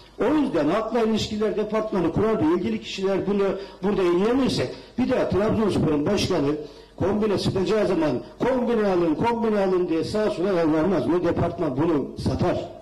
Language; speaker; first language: Turkish; native; Turkish